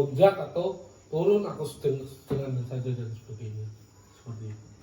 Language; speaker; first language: Indonesian; native; Indonesian